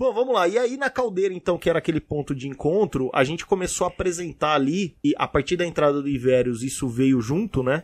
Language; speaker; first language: Portuguese; native; Portuguese